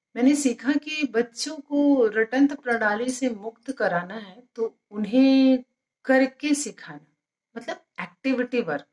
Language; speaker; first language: Hindi; native; Hindi